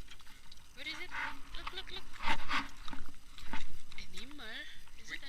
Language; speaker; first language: English; non-native, learner; Indonesian